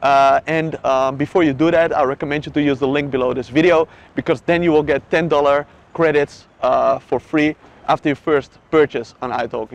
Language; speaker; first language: English; non-native, fluent; Dutch